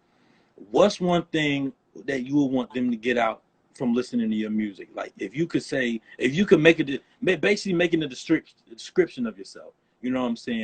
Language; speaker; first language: English; native; English